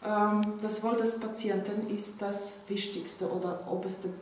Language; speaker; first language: German; non-native, fluent; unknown